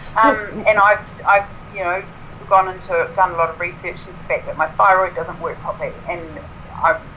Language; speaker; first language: English; native; English